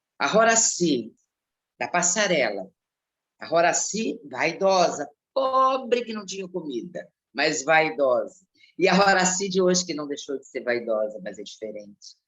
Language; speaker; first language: Portuguese; native; Portuguese